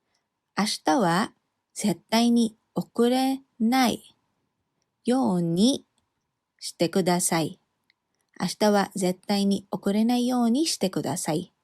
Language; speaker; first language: Japanese; non-native, fluent; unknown